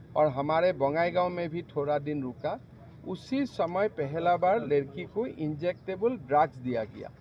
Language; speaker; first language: Hindi; non-native, local second language; Assamese